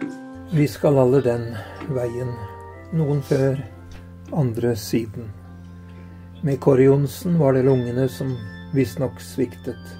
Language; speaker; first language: Norwegian; native; Norwegian